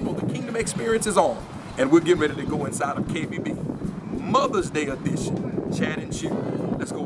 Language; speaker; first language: English; native; English